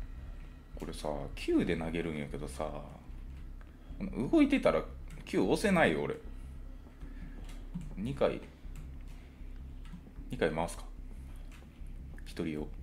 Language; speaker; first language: Japanese; native; Japanese